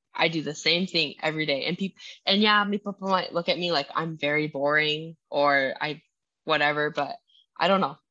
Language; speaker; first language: English; early bilingual, other home language; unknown